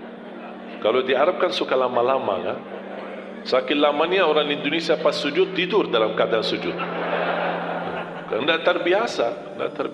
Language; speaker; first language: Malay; non-native, fluent; Arabic